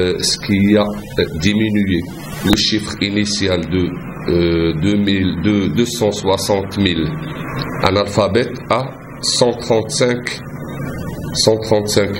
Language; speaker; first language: French; non-native, local second language; Arabic